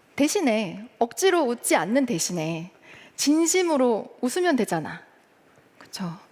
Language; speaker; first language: Korean; early bilingual, heritage; Korean